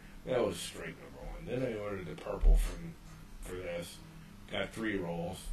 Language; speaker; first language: English; native; English